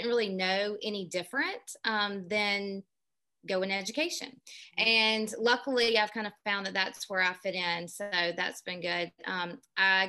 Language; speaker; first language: English; native; English